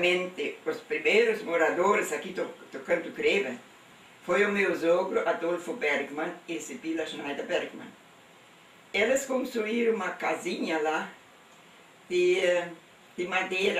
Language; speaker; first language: Portuguese; non-native, local second language; German